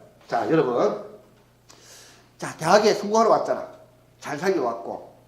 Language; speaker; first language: Korean; native; Korean